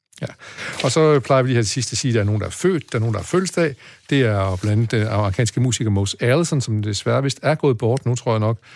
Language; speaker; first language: Danish; native; Danish